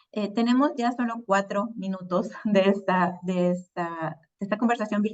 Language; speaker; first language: Spanish; native; Spanish